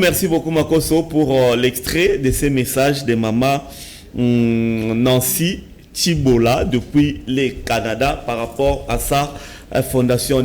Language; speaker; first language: French; non-native, local second language; Lingala